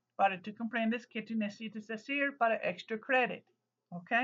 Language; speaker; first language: Spanish; non-native, learner; English